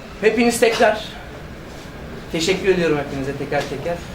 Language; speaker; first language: Turkish; native; Turkish